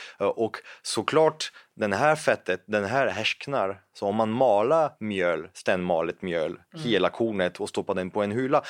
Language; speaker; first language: Swedish; non-native, fluent; French